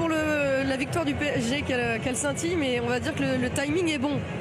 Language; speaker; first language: French; native; French